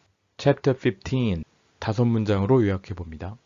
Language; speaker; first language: Korean; native; Korean